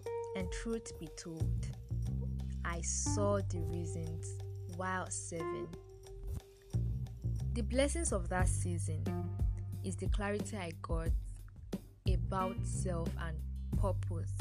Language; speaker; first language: English; non-native, local second language; Yoruba